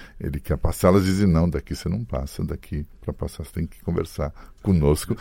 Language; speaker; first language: Portuguese; early bilingual, other home language; Italian